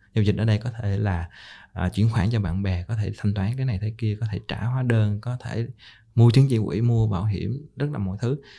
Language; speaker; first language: Vietnamese; native; Vietnamese